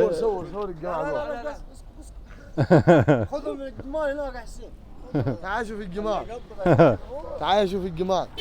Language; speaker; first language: Arabic; native; Arabic